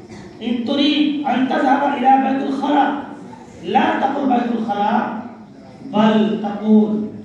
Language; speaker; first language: Arabic; non-native, fluent; Urdu